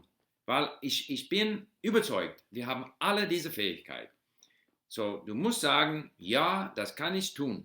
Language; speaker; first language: German; non-native, learner; English